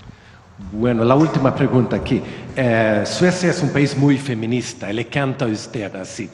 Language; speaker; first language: Spanish; non-native, learner; Swedish